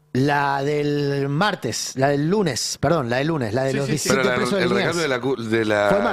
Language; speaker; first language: Spanish; native; Spanish